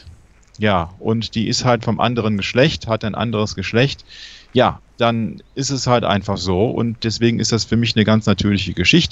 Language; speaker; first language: German; native; German